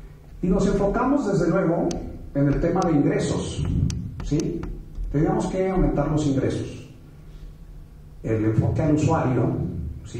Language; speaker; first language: Spanish; native; Spanish